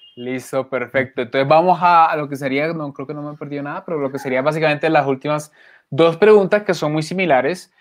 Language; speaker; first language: Spanish; native; Spanish